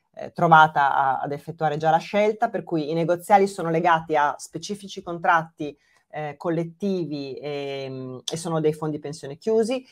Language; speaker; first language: Italian; native; Italian